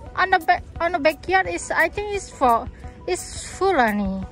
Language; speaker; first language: English; non-native, learner; Indonesian